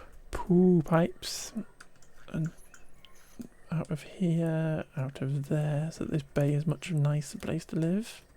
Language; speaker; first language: English; native; English